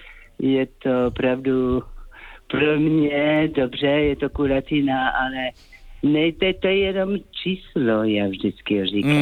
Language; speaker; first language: Czech; non-native, fluent; French